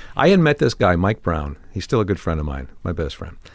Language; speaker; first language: English; native; English